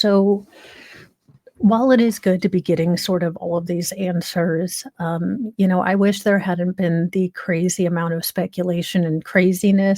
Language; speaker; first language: English; native; English